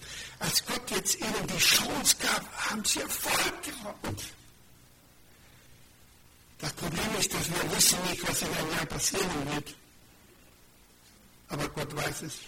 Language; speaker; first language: German; non-native, fluent; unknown